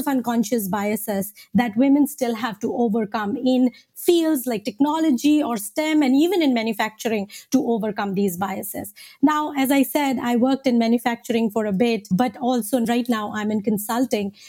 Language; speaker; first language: English; non-native, local second language; Hindi